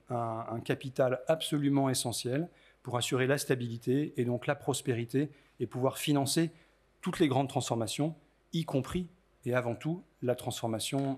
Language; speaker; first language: French; native; French